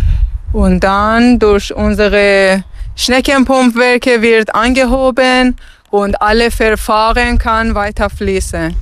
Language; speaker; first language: German; non-native, learner; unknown